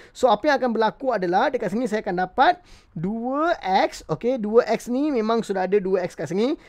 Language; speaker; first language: Malay; non-native, local second language; Tamil